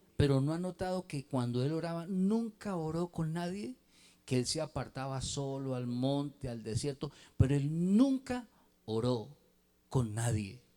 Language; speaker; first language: Spanish; native; Spanish